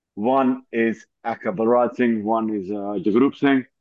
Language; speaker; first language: English; native; English